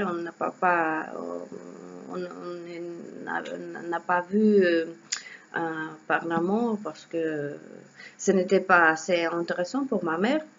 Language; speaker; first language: French; non-native, learner; Russian